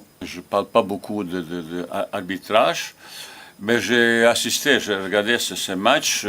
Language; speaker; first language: French; non-native, learner; Bosnian